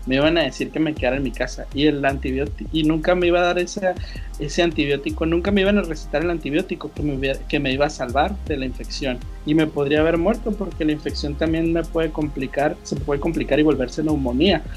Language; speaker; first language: Spanish; native; Spanish